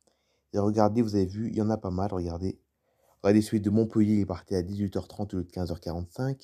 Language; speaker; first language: French; native; French